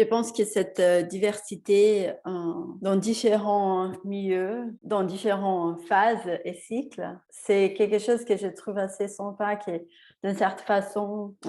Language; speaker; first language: French; non-native, fluent; Portuguese